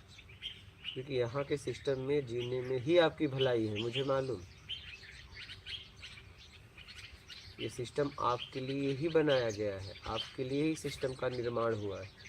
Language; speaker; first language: Hindi; native; Hindi